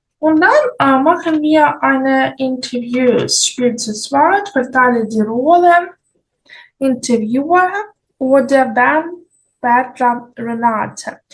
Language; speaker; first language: German; non-native, fluent; Ukrainian